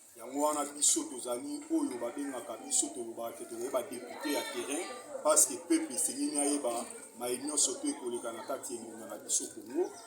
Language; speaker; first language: Lingala; native; Lingala